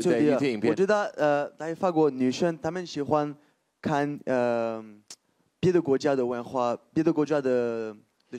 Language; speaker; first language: Chinese; non-native, learner; French